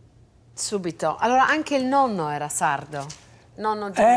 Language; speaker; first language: Italian; early bilingual, heritage; English